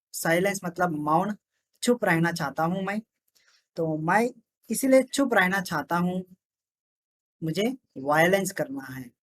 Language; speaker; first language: Hindi; non-native, local second language; Telugu